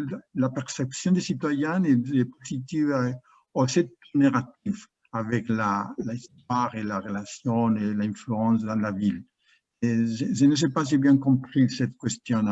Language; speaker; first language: French; non-native, learner; Spanish